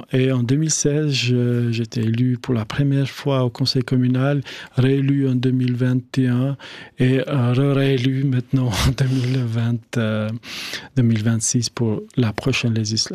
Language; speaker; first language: French; non-native, fluent; Albanian